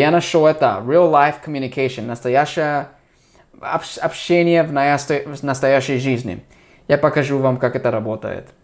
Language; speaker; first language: Russian; non-native, fluent; English